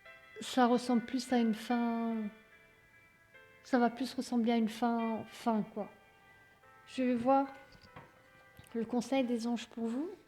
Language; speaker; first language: French; native; French